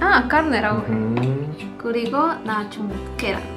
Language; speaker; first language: Korean; non-native, learner; Spanish